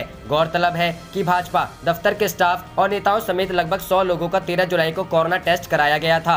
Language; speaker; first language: Hindi; native; Hindi